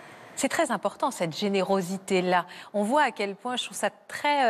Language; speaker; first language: French; native; French